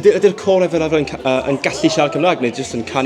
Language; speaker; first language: Welsh; non-native, learner; Cantonese